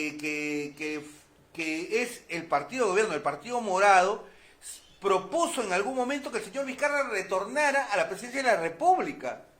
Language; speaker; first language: Spanish; native; Spanish